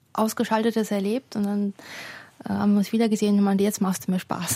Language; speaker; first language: German; non-native, fluent; Russian